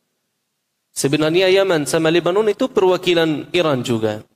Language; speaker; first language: Indonesian; non-native, fluent; Arabic